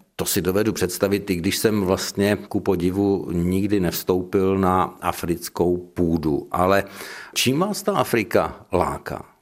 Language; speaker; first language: Czech; native; Czech